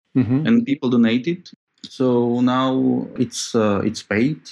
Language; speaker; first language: English; non-native, fluent; Slovak